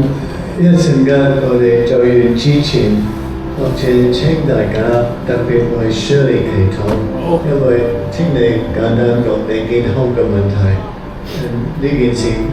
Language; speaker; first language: Cantonese; non-native, fluent; English